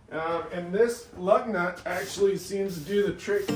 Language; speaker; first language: English; native; English